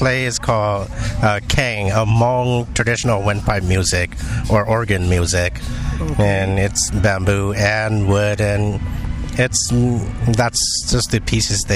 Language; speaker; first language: English; native; English